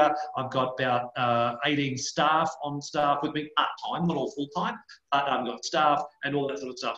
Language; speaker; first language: English; native; English